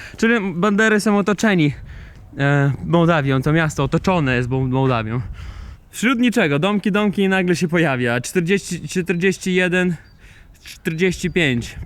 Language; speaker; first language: Polish; non-native, fluent; Russian